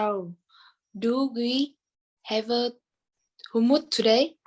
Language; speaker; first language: English; non-native, learner; Vietnamese